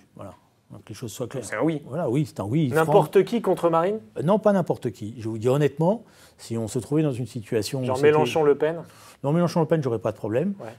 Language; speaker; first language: French; native; French